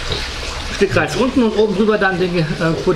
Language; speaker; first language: German; native; German